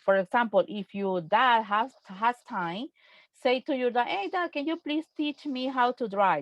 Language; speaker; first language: English; non-native, fluent; Spanish